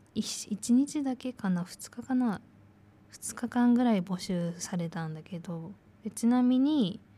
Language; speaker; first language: Japanese; native; Japanese